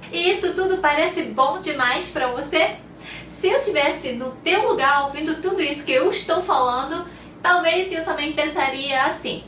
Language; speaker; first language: Portuguese; non-native, fluent; Chinese